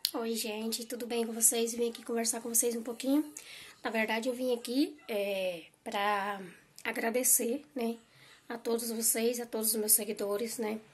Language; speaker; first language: Portuguese; native; Portuguese